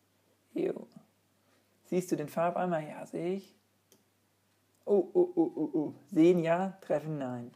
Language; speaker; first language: German; native; German